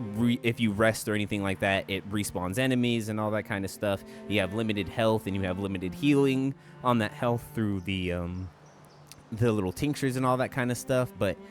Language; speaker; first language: English; native; English